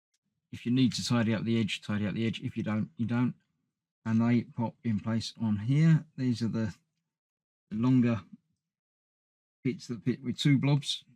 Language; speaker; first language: English; native; English